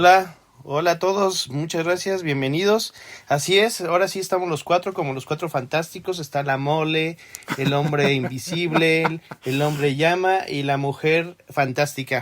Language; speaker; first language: Spanish; native; Spanish